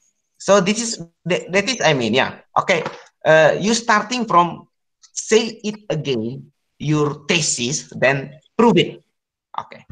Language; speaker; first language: English; non-native, learner; Indonesian